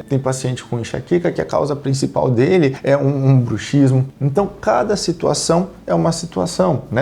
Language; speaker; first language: Portuguese; native; Portuguese